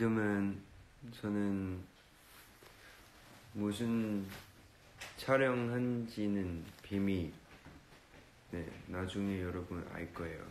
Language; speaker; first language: Korean; non-native, learner; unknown